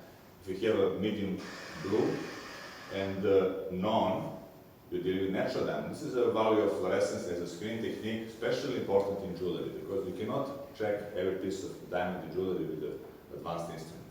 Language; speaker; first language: English; non-native, fluent; Serbian